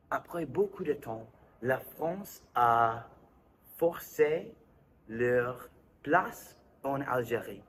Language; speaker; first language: French; non-native, learner; English